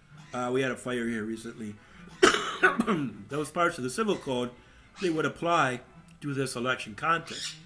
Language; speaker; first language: English; native; English